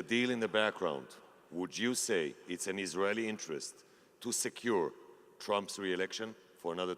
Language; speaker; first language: English; non-native, fluent; Hebrew